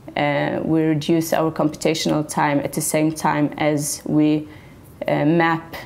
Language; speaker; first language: English; non-native, fluent; Swedish